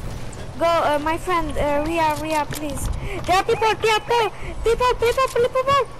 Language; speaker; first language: English; non-native, learner; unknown